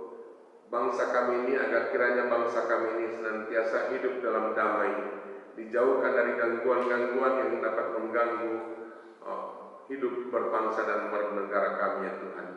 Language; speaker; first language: Indonesian; native; Indonesian